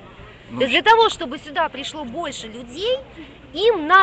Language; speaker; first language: Russian; native; Russian